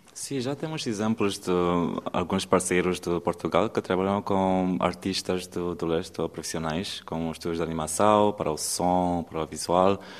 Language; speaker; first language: Portuguese; non-native, fluent; Romanian